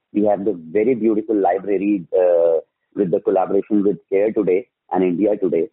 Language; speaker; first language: Hindi; native; Hindi